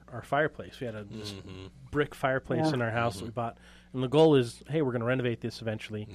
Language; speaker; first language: English; native; English